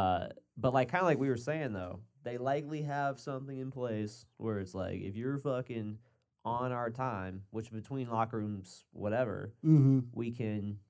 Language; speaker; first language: English; native; English